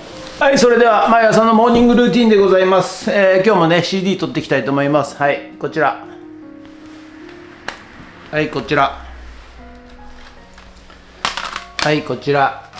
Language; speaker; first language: Japanese; native; Japanese